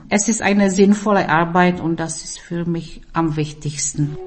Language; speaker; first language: German; non-native, fluent; Czech